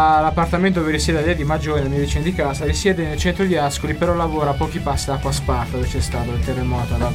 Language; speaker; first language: Italian; native; Italian